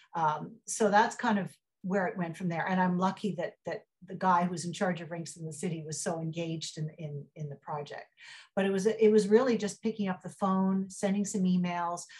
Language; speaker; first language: English; native; English